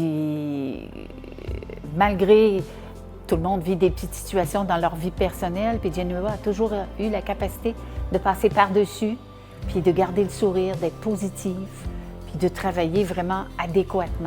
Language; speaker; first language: French; native; French